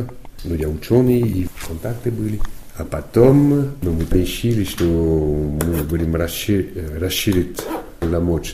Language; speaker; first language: Russian; non-native, fluent; French